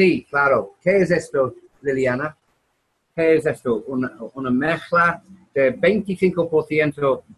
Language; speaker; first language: Spanish; non-native, learner; English